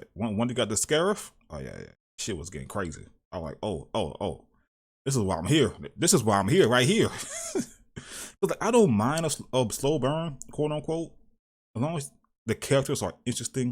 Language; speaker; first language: English; native; English